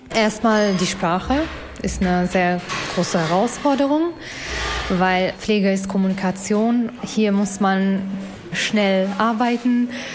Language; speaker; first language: German; non-native, fluent; Albanian